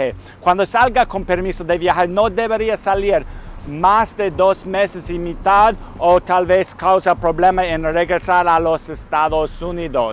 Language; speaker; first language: Spanish; non-native, fluent; English